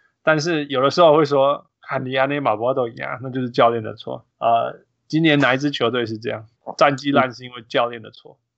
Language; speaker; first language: Chinese; early bilingual, heritage; Chinese